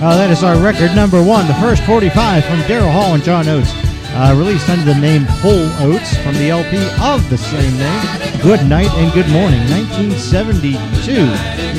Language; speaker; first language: English; native; English